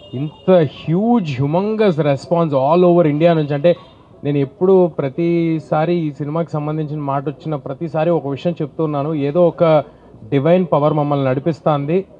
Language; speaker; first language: Telugu; native; Telugu